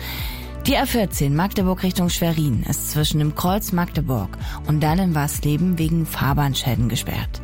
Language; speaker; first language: German; native; German